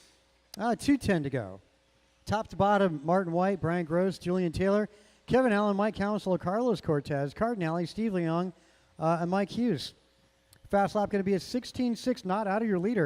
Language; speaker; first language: English; native; English